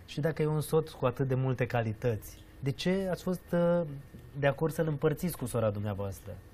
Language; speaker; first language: Romanian; native; Romanian